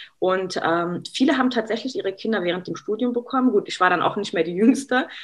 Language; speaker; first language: German; early bilingual, other home language; Arabic